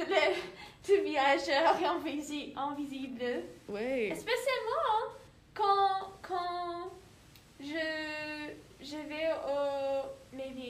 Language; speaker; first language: French; non-native, learner; English